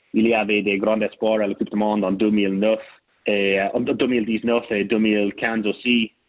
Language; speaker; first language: French; non-native, learner; English